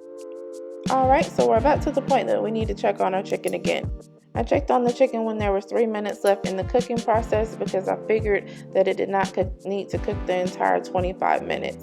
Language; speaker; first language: English; native; English